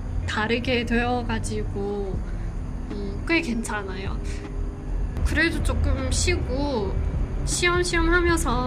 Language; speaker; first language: Korean; non-native, fluent; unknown